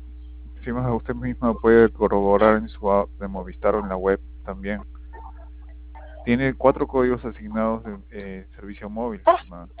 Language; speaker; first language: Spanish; native; Spanish